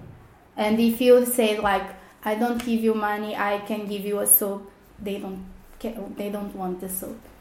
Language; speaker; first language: English; non-native, fluent; Portuguese